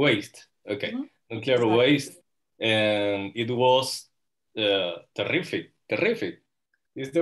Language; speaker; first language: English; non-native, learner; Spanish